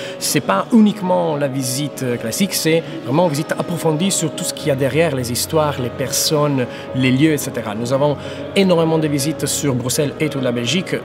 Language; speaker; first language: French; non-native, fluent; Italian